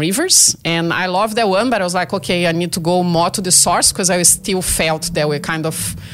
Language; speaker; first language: English; non-native, fluent; Portuguese